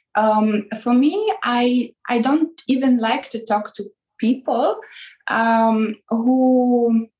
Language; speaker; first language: English; non-native, fluent; Ukrainian